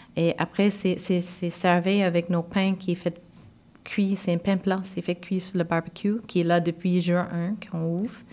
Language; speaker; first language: French; non-native, fluent; English